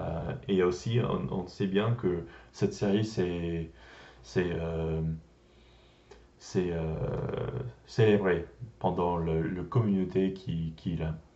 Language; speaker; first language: French; non-native, learner; English